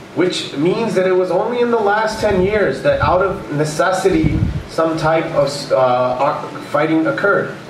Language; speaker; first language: English; early bilingual, other home language; Urdu